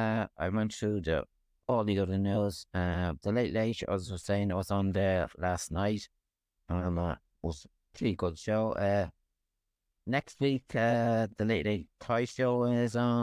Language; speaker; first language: English; native; English